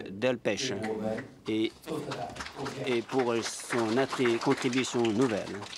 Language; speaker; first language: French; non-native, fluent; Chinese